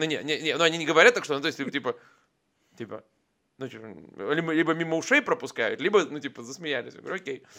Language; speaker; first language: Russian; native; Russian